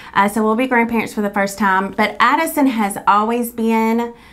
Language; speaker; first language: English; native; English